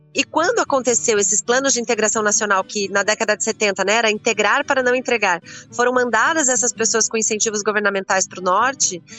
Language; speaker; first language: Portuguese; native; Portuguese